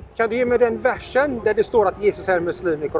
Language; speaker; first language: Swedish; native; Swedish